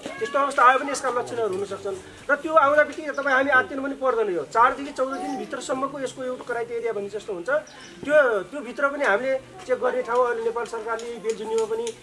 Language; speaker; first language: Nepali; non-native, local second language; Dangaura Tharu